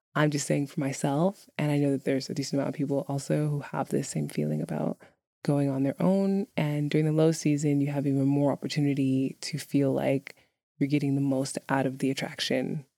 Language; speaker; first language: English; native; English